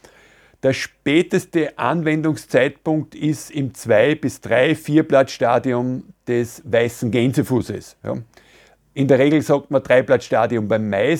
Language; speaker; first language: German; native; German